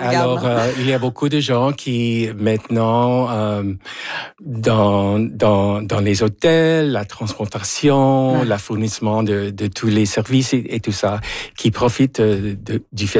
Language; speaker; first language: French; non-native, fluent; Spanish